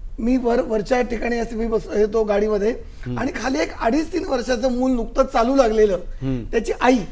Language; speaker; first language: Marathi; native; Marathi